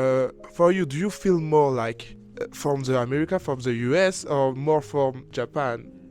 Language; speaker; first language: English; non-native, learner; French